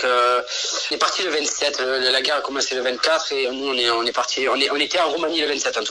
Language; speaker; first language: French; native; French